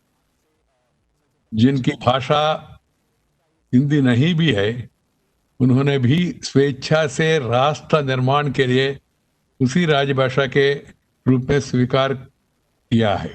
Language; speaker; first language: Hindi; non-native, local second language; Telugu